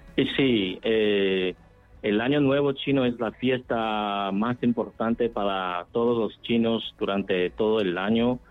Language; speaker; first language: Spanish; non-native, fluent; Chinese